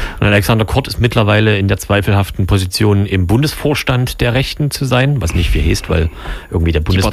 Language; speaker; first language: German; native; German